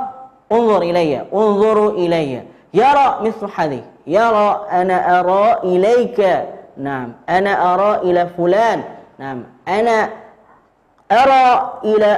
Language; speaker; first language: Arabic; non-native, fluent; Indonesian